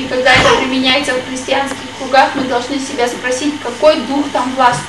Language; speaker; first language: Russian; native; Russian